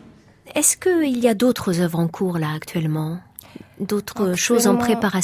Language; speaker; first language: French; native; French